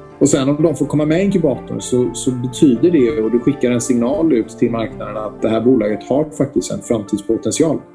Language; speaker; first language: Swedish; early bilingual, heritage; Swedish